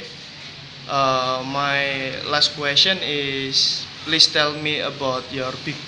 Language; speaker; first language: English; non-native, learner; Indonesian